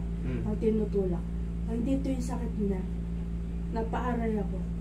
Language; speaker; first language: Filipino; native; Filipino